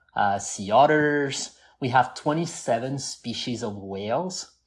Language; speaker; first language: English; non-native, fluent; French